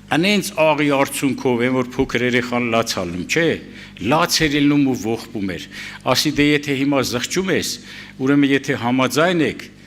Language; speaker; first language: Armenian; native; Armenian